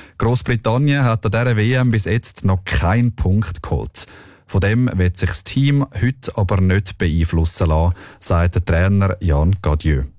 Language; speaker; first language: German; native; German